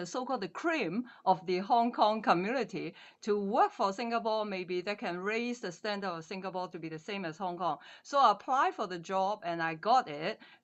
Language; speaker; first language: English; non-native, local second language; Cantonese